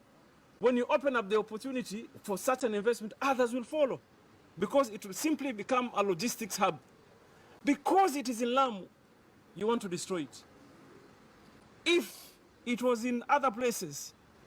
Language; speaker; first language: English; non-native, local second language; Swahili